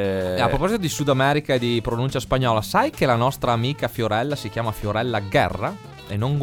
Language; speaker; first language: Italian; native; Italian